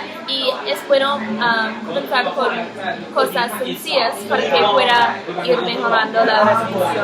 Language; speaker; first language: Spanish; non-native, learner; English